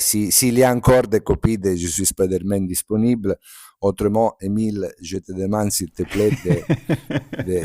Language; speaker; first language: French; non-native, fluent; Italian